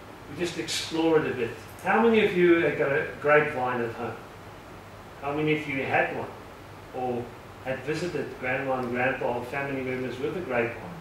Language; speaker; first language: English; non-native, local second language; Afrikaans